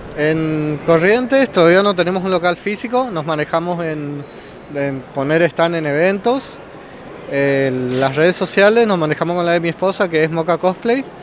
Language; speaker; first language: Spanish; native; Spanish